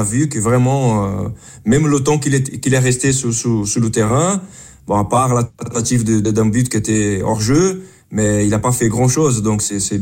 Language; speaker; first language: French; non-native, fluent; Portuguese